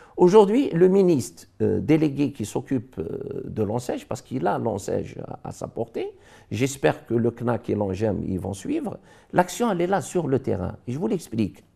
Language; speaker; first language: French; non-native, local second language; Arabic